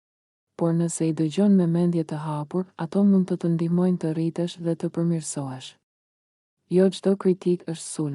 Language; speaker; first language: Albanian; native; Albanian